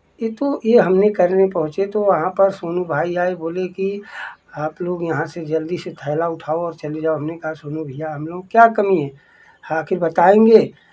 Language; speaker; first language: Hindi; native; Hindi